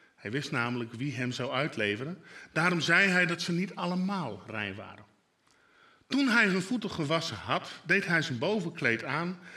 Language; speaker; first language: Dutch; non-native, local second language; Western Frisian